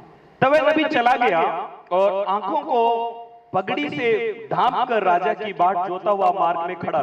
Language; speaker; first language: Hindi; native; Hindi